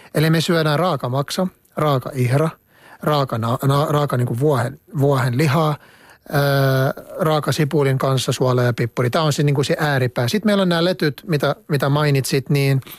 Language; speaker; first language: Finnish; non-native, fluent; Arabic